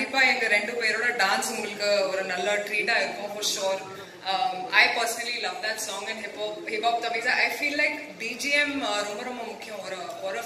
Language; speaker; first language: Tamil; non-native, local second language; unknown